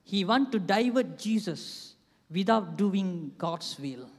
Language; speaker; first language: English; non-native, local second language; Tamil